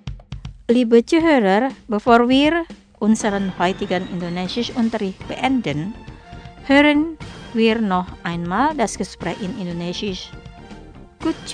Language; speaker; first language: German; non-native, fluent; Indonesian